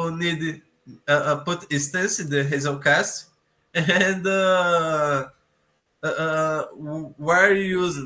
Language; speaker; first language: English; non-native, learner; Portuguese